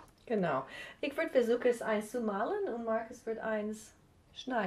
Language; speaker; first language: German; non-native, fluent; English